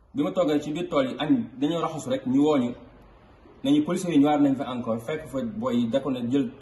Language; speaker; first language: French; non-native, local second language; Wolof